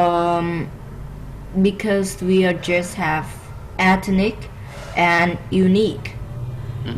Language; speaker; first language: English; non-native, learner; Vietnamese